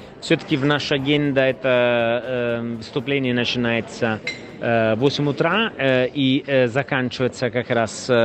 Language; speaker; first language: Russian; non-native, fluent; Italian